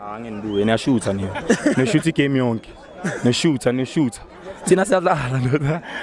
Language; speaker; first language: Zulu; native; Zulu